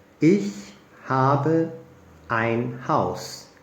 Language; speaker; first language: German; non-native, fluent; Turkish